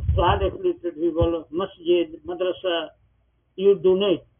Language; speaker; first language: English; non-native, local second language; Bangla